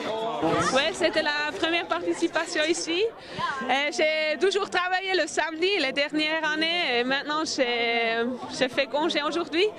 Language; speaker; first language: French; non-native, local second language; German